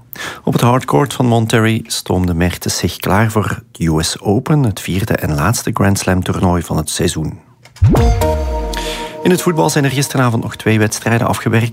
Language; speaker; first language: Dutch; native; Dutch